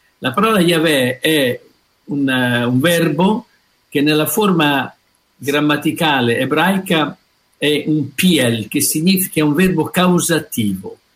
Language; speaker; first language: Italian; native; Italian